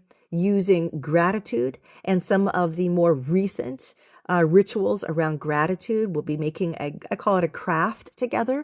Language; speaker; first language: English; native; English